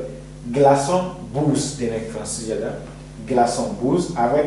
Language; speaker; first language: Turkish; non-native, fluent; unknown